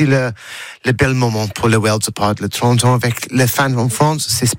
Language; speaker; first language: French; non-native, learner; English